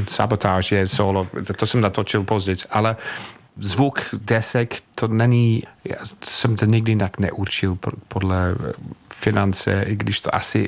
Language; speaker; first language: Czech; non-native, fluent; English